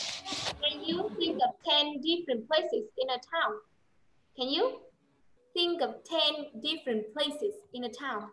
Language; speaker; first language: English; non-native, fluent; Vietnamese